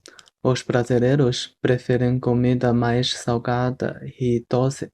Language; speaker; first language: Portuguese; non-native, fluent; Chinese